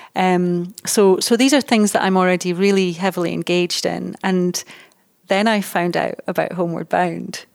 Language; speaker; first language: English; native; English